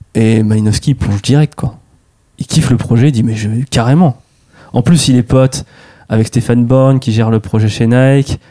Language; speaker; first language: French; native; French